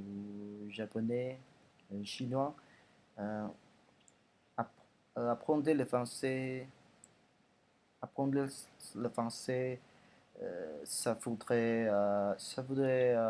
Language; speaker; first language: French; non-native, learner; Indonesian